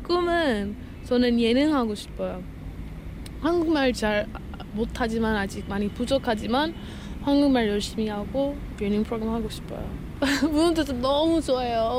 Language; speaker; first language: Korean; non-native, learner; English